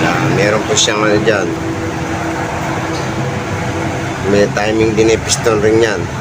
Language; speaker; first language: Filipino; native; Filipino